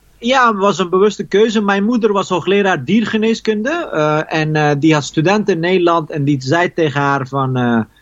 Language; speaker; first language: Dutch; early bilingual, other home language; Persian